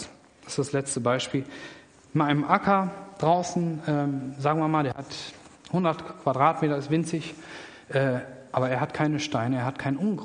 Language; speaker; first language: German; native; German